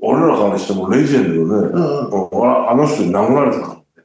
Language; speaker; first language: Japanese; native; Japanese